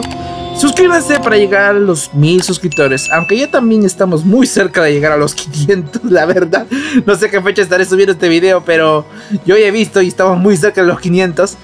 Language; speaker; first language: Spanish; native; Spanish